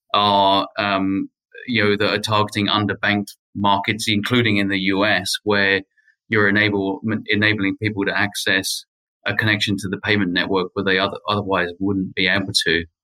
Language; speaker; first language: English; native; English